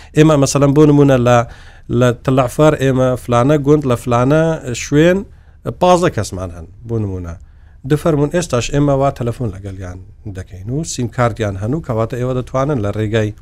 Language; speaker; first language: Central Kurdish; non-native, local second language; Kurdish